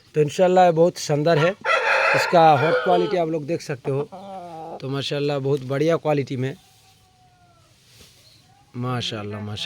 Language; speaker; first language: Hindi; non-native, local second language; Bangla